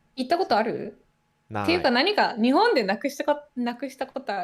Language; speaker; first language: Japanese; native; Japanese